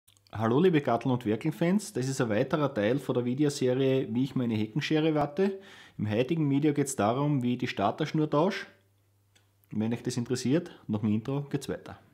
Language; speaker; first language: German; native; German